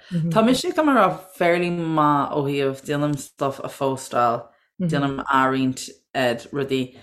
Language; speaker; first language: Irish; non-native, local second language; English